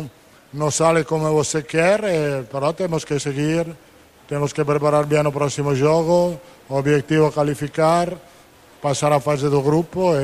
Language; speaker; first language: Portuguese; non-native, learner; Italian